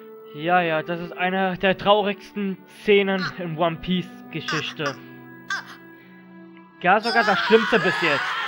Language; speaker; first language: German; native; German